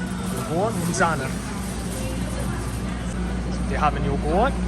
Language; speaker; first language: German; non-native, learner; English